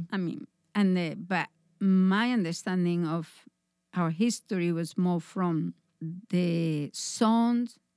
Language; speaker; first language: English; non-native, fluent; Spanish